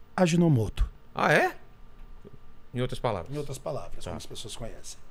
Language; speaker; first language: Portuguese; native; Portuguese